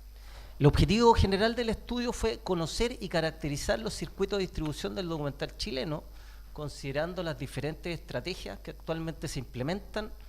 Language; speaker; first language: Spanish; native; Spanish